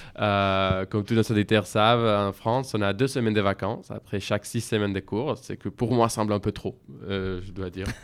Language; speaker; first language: French; non-native, fluent; Spanish